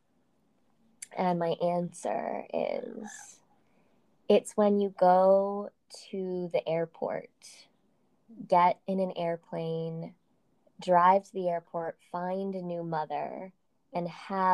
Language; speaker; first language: English; native; English